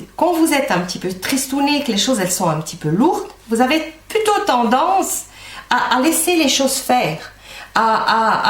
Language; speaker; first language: French; native; French